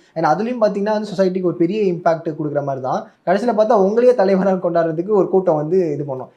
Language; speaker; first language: Tamil; native; Tamil